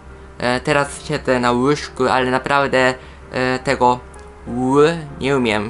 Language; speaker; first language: Polish; non-native, fluent; Japanese